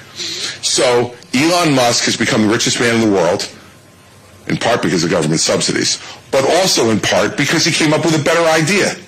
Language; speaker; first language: English; native; English